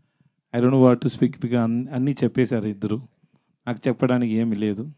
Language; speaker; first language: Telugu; non-native, learner; Tamil